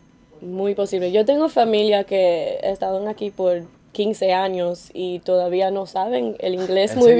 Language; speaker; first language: Spanish; early bilingual, heritage; Spanish